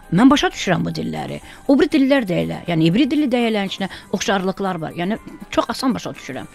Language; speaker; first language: Azerbaijani; non-native, local second language; Talysh